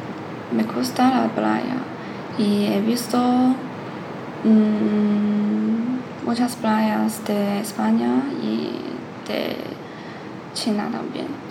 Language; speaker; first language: Spanish; non-native, learner; Chinese